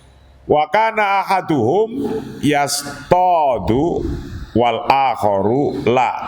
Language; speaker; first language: Arabic; non-native, fluent; Indonesian